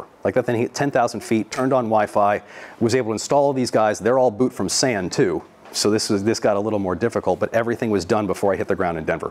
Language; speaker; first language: English; native; English